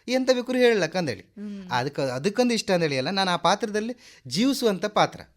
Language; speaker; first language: Kannada; native; Kannada